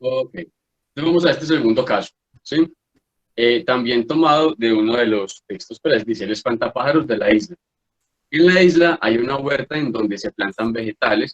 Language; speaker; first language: Spanish; native; Spanish